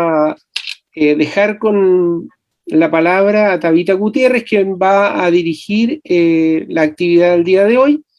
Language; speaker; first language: Spanish; native; Spanish